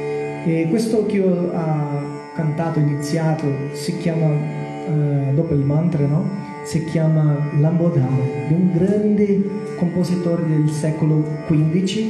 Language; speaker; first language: Italian; non-native, learner; Portuguese